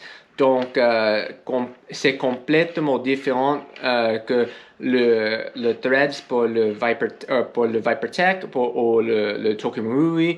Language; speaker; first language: French; non-native, learner; English